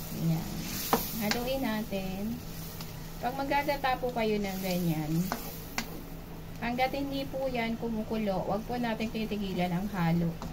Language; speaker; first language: Filipino; non-native, local second language; Bikol